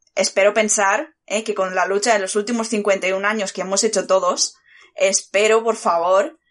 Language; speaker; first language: Spanish; early bilingual, other home language; Bulgarian